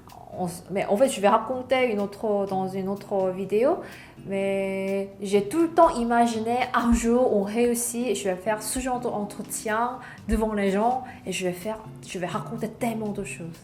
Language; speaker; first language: French; non-native, learner; Korean